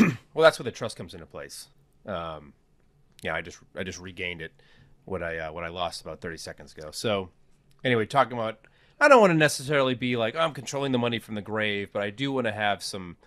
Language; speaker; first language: English; native; English